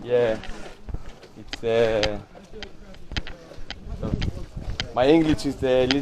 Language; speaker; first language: English; non-native, learner; Hebrew